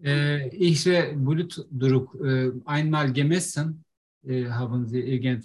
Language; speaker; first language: German; non-native, learner; Turkish